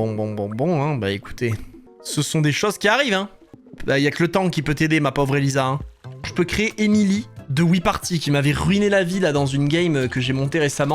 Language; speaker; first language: French; native; French